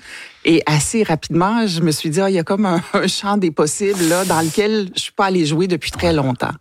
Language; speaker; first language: French; native; French